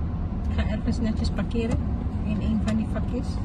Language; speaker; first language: Dutch; non-native, fluent; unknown